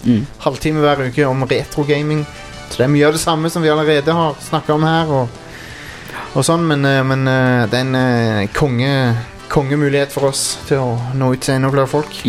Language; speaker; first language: Norwegian; native; Norwegian